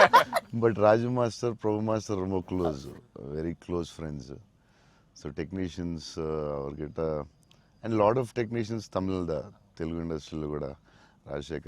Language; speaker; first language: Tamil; non-native, local second language; Telugu